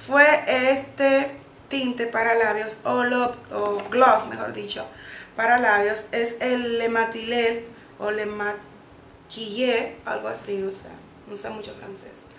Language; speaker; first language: Spanish; native; Spanish